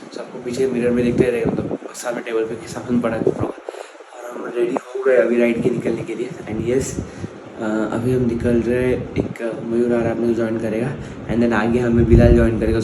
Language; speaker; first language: Hindi; non-native, local second language; Marathi